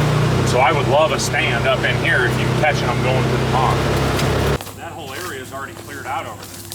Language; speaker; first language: English; native; English